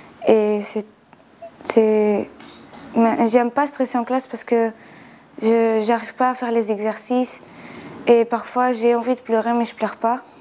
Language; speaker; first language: French; early bilingual, other home language; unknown